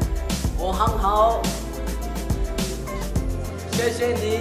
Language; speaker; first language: Chinese; non-native, learner; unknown